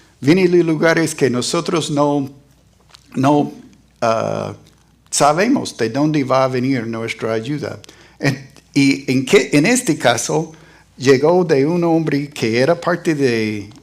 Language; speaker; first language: Spanish; non-native, fluent; English